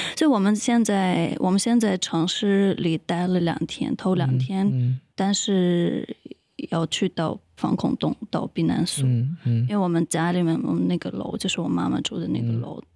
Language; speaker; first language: Chinese; non-native, fluent; Ukrainian